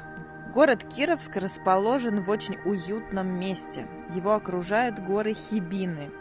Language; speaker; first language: Russian; native; Russian